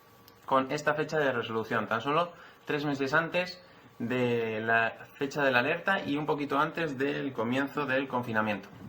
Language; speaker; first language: Spanish; native; Spanish